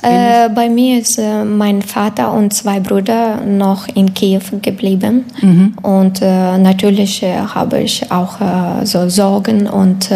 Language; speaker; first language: German; non-native, learner; Ukrainian